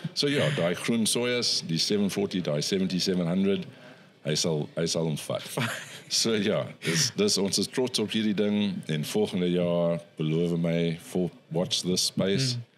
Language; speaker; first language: Afrikaans; non-native, local second language; English